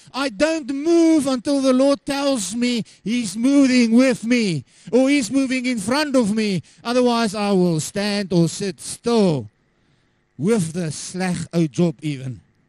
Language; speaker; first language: English; non-native, local second language; Afrikaans